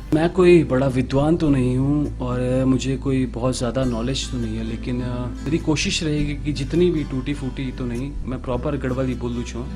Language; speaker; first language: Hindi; non-native, local second language; Garhwali